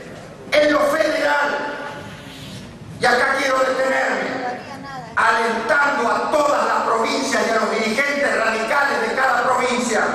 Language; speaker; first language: Spanish; native; Spanish